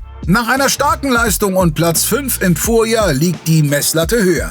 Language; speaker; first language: German; native; German